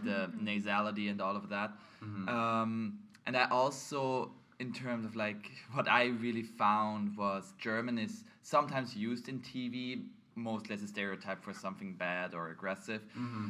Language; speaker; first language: English; non-native, fluent; German